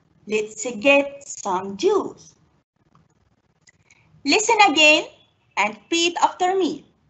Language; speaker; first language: English; non-native, fluent; Arabic